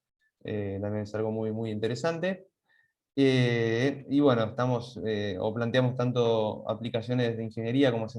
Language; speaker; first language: Spanish; native; Spanish